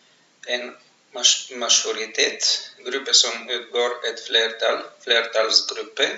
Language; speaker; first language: Norwegian; non-native, fluent; Bulgarian